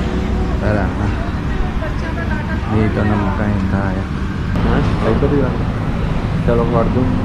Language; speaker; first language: Filipino; non-native, learner; Punjabi